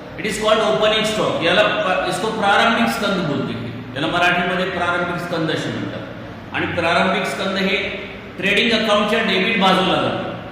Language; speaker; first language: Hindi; non-native, local second language; Marathi